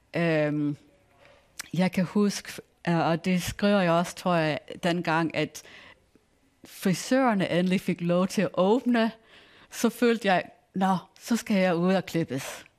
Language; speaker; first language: Danish; non-native, fluent; English